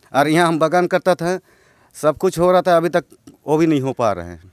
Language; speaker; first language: Hindi; native; Hindi